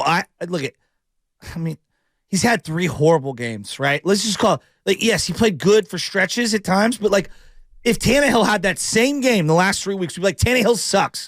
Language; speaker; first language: English; native; English